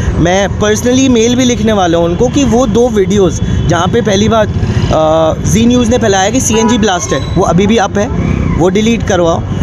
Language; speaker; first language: Hindi; non-native, local second language; Manipuri